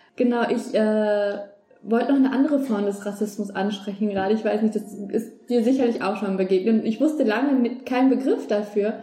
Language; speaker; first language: German; native; German